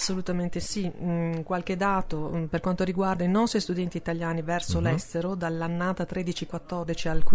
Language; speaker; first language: Italian; native; Italian